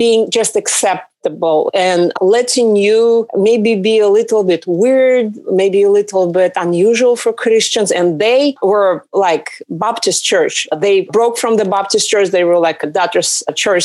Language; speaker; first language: English; non-native, fluent; Russian